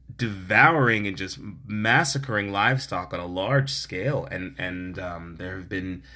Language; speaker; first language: English; native; English